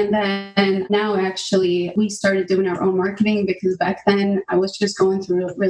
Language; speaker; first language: English; non-native, fluent; Albanian